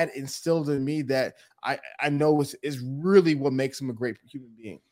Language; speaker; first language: English; early bilingual, other home language; Yoruba